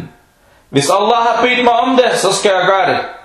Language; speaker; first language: Danish; non-native, fluent; Arabic